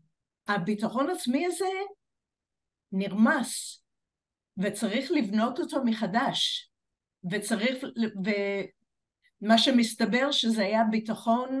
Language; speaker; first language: Hebrew; non-native, fluent; English